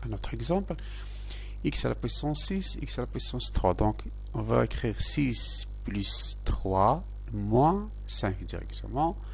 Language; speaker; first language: French; non-native, local second language; Arabic